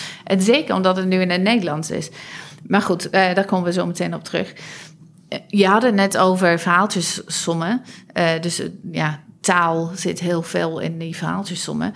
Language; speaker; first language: Dutch; non-native, fluent; English